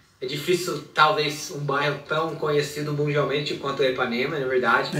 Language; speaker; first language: Portuguese; non-native, fluent; English